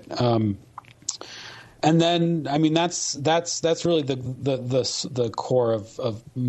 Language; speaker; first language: English; native; English